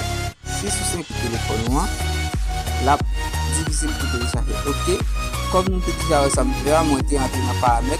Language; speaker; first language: French; non-native, learner; Haitian Creole